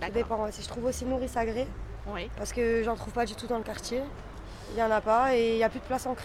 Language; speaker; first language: French; native; French